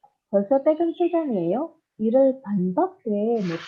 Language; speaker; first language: Korean; non-native, fluent; Indonesian